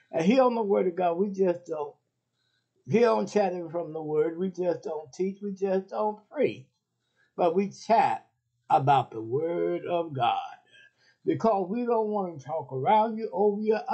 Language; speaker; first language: English; native; English